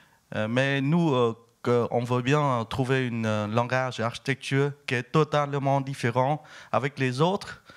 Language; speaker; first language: French; non-native, fluent; Vietnamese